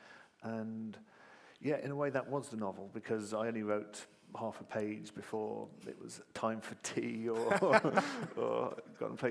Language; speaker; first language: English; native; English